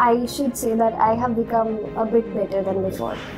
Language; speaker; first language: English; non-native, local second language; Hindi